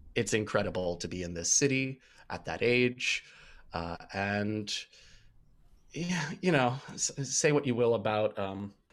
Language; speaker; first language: English; native; English